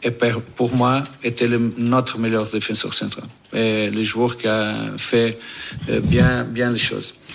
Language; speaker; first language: French; non-native, learner; Portuguese